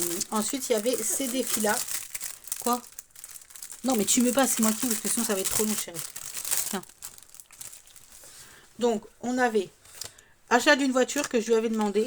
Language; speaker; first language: French; native; French